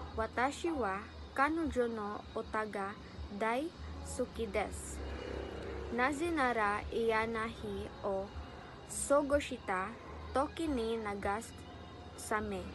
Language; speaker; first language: Japanese; non-native, learner; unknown